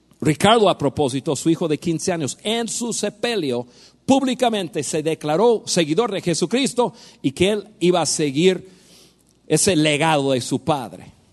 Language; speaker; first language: Spanish; non-native, fluent; English